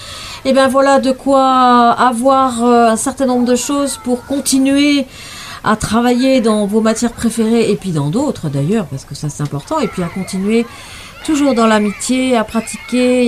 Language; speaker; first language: French; native; French